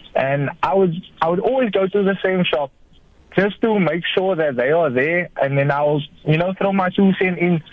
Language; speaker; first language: English; native; English